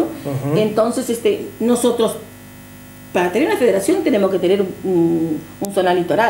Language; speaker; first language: Spanish; native; Spanish